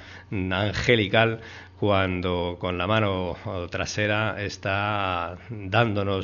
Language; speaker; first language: Spanish; native; Spanish